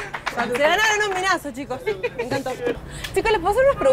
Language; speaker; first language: Spanish; native; Spanish